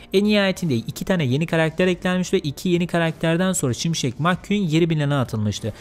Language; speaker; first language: Turkish; native; Turkish